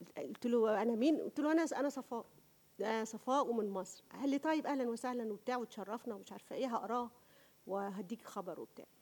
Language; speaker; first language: Arabic; native; Arabic